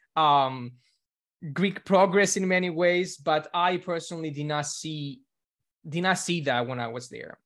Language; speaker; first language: English; non-native, fluent; Greek